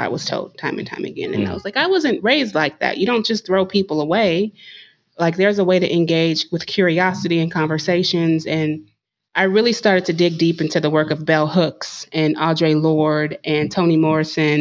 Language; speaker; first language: English; native; English